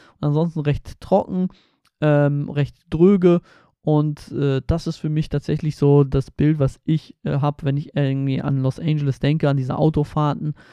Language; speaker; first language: German; early bilingual, other home language; Polish